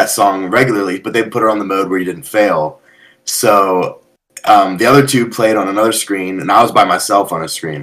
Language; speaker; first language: English; native; English